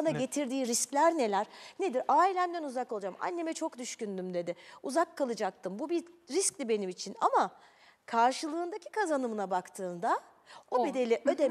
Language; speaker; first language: Turkish; native; Turkish